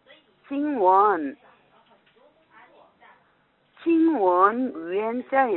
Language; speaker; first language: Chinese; non-native, learner; Korean